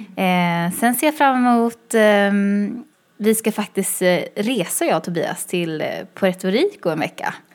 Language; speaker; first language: Swedish; early bilingual, other home language; Chinese